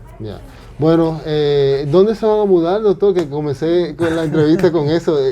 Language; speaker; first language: Spanish; early bilingual, heritage; English